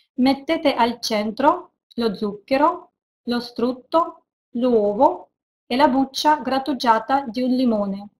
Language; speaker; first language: Italian; non-native, fluent; Russian